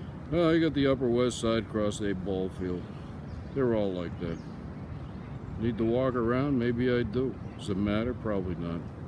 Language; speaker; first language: English; native; English